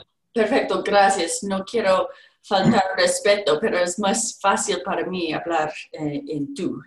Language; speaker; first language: Spanish; non-native, learner; English